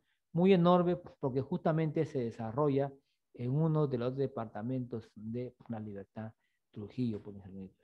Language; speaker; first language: Spanish; native; Spanish